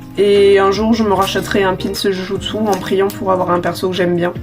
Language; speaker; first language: French; native; French